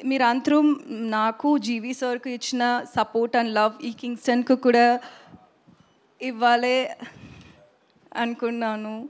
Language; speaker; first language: Telugu; non-native, learner; Tamil